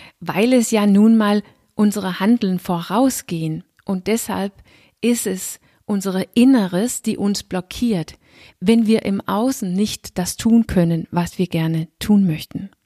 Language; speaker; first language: German; non-native, fluent; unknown